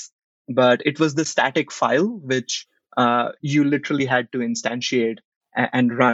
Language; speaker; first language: English; non-native, local second language; Hindi